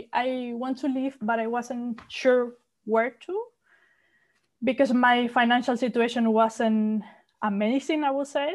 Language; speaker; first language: English; non-native, fluent; Spanish